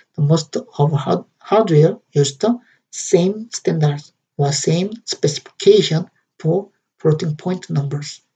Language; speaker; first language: English; non-native, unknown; Korean